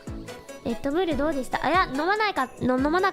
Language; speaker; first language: Japanese; non-native, learner; English